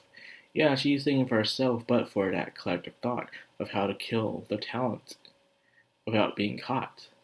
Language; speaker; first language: English; native; English